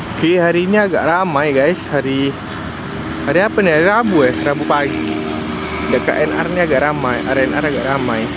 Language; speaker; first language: Malay; non-native, fluent; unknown